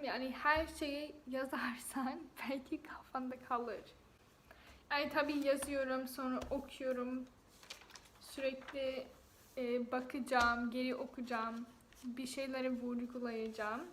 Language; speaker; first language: Turkish; non-native, fluent; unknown